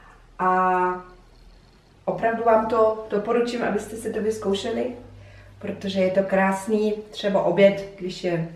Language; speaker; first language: Czech; non-native, fluent; German